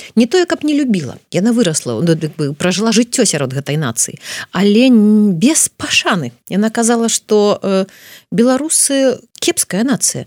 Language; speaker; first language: Belarusian; non-native, local second language; Russian